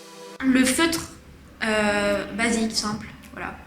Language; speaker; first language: French; native; French